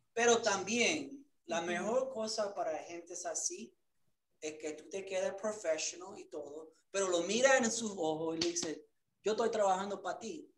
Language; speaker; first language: Spanish; early bilingual, other home language; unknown